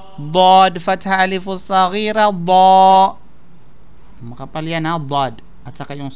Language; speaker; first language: Arabic; non-native, fluent; Filipino